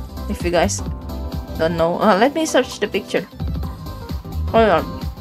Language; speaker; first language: English; non-native, fluent; Indonesian